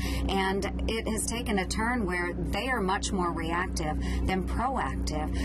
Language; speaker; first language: English; native; English